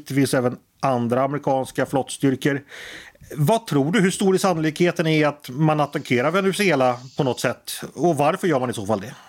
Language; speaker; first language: Swedish; native; Swedish